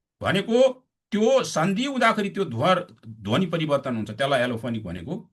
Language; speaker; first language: Nepali; non-native, local second language; Limbu